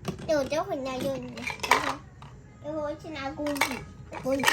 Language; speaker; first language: Chinese; early bilingual, heritage; Chinese